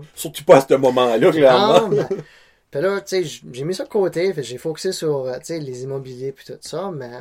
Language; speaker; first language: French; non-native, local second language; Cantonese